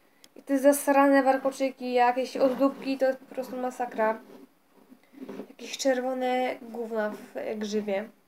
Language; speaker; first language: Polish; native; Polish